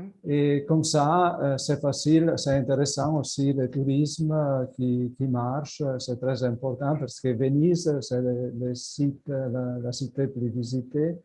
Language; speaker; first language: French; non-native, fluent; Italian